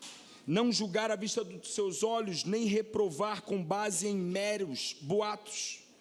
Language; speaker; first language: Portuguese; native; Portuguese